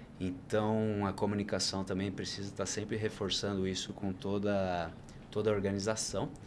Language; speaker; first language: Portuguese; native; Portuguese